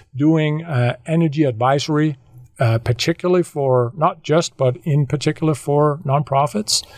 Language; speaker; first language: English; non-native, fluent; Danish